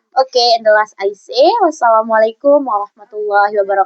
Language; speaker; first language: English; non-native, learner; Indonesian